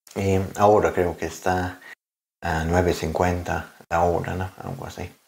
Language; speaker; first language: Spanish; non-native, learner; English